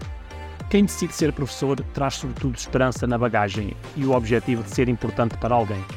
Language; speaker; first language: Portuguese; native; Portuguese